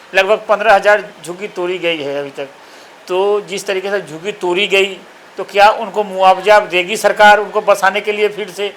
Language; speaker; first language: Hindi; native; Hindi